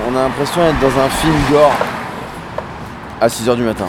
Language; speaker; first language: French; native; French